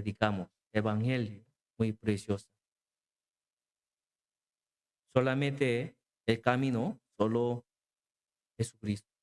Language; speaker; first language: Spanish; non-native, learner; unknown